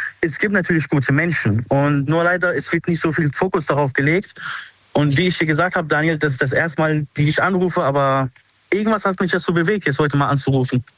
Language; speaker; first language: German; early bilingual, other home language; Arabic